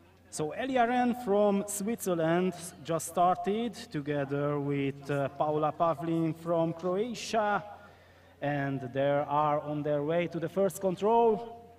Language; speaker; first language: English; non-native, fluent; Hungarian